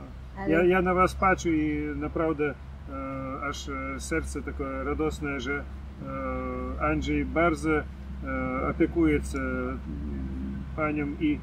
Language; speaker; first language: Polish; non-native, learner; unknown